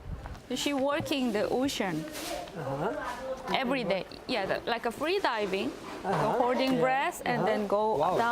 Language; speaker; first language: English; non-native, learner; Korean